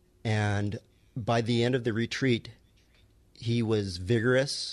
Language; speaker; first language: English; native; English